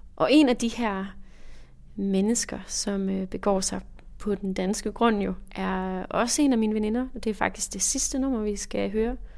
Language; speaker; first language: Danish; native; Danish